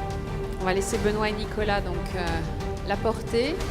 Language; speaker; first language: French; native; French